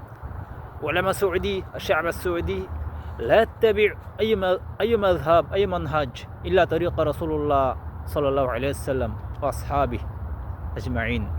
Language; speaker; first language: Arabic; non-native, learner; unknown